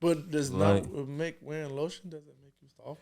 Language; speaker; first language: English; native; English